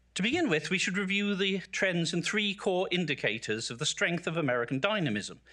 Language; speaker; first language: English; native; English